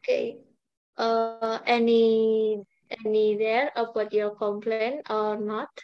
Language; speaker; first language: English; non-native, learner; Indonesian